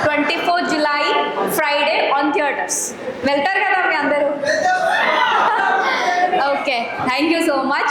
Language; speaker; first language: Telugu; non-native, fluent; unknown